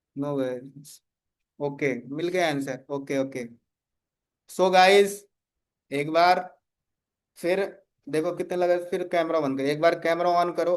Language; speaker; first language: Hindi; native; Hindi